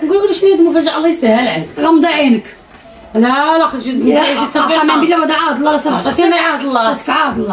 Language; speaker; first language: Arabic; native; Arabic